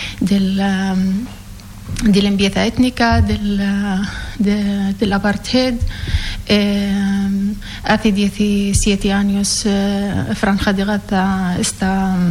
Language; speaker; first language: Spanish; non-native, learner; Arabic